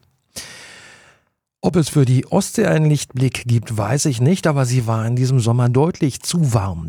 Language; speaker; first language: German; native; German